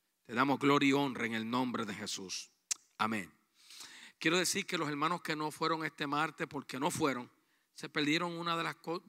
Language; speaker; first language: Spanish; native; Spanish